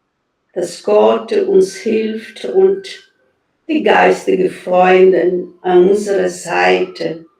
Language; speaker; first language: German; non-native, fluent; Portuguese